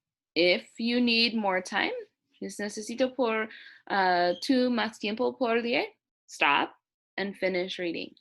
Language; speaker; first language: Spanish; non-native, learner; English